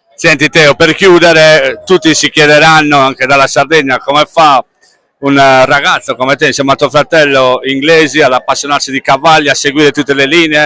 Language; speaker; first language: Italian; native; Italian